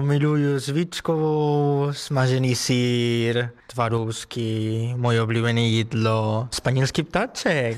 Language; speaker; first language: Czech; non-native, learner; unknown